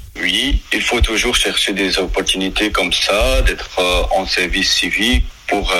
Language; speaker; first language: French; non-native, local second language; Arabic